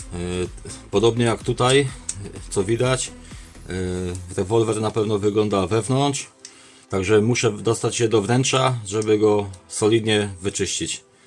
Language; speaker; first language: Polish; native; Polish